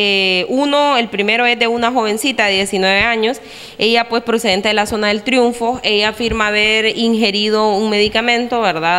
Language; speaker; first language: Spanish; native; Spanish